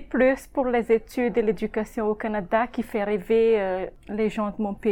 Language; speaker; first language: French; non-native, local second language; Malagasy